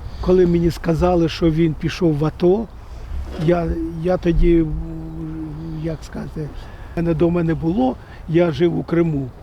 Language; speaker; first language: Ukrainian; non-native, local second language; Russian